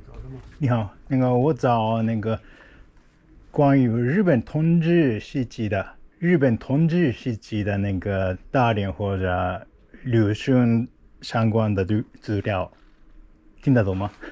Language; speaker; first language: Chinese; non-native, learner; Japanese